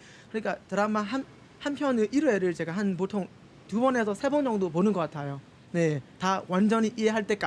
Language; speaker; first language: Korean; non-native, fluent; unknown